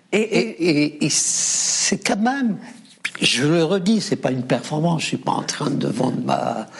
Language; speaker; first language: French; non-native, local second language; Arabic